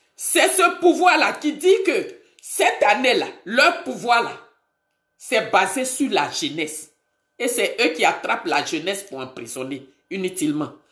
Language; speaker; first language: French; non-native, local second language; Baoulé